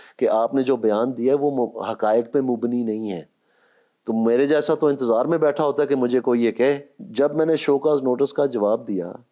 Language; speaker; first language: Urdu; non-native, local second language; Punjabi